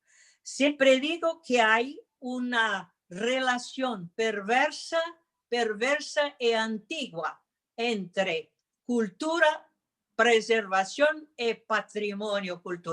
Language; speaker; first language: Spanish; non-native, fluent; Portuguese